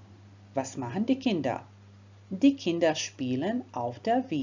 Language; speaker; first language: German; non-native, fluent; Croatian